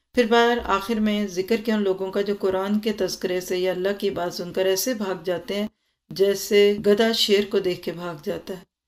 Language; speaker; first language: Urdu; native; Urdu